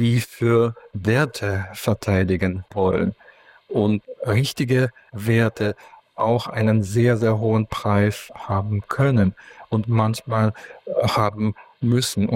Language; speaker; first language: German; non-native, fluent; Ukrainian